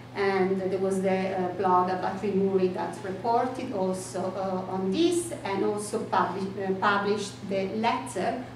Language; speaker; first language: English; non-native, fluent; Italian